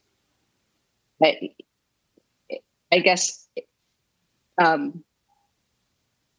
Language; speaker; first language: English; native; English